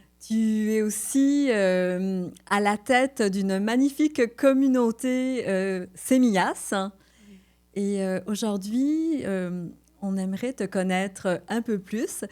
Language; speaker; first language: French; native; French